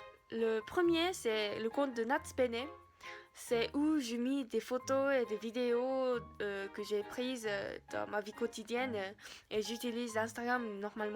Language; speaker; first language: French; non-native, learner; Japanese